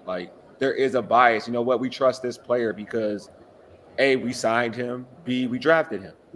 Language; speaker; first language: English; native; English